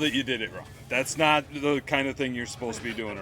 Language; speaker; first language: English; native; English